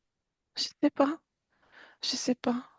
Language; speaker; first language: French; non-native, fluent; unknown